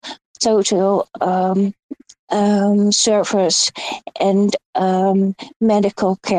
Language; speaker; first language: English; non-native, learner; Dutch